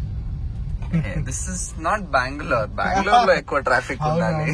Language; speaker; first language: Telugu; non-native, learner; Kannada